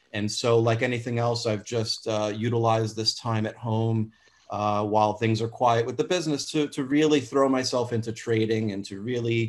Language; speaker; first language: English; native; English